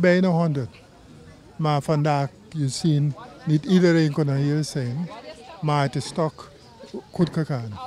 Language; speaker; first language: Dutch; non-native, local second language; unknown